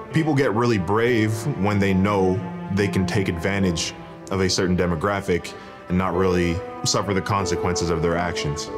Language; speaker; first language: English; native; English